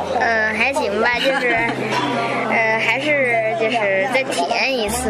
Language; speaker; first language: Chinese; native; Chinese